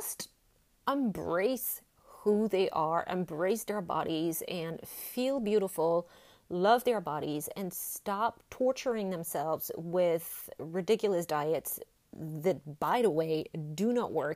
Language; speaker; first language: English; non-native, fluent; French